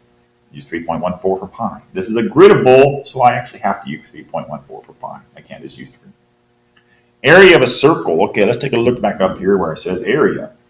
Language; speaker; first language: English; native; English